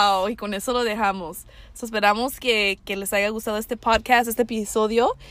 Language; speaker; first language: Spanish; early bilingual, heritage; Spanish